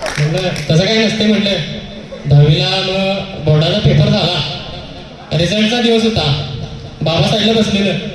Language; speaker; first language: Marathi; non-native, local second language; Kannada